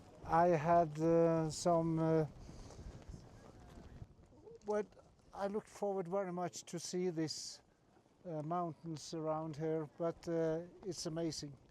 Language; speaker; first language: English; non-native, fluent; Norwegian